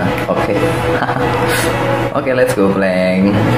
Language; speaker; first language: English; non-native, learner; Indonesian